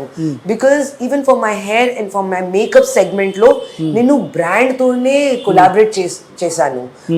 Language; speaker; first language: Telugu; non-native, learner; Hindi